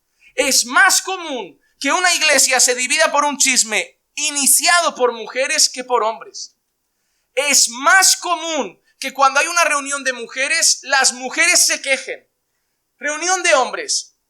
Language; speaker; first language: Spanish; native; Spanish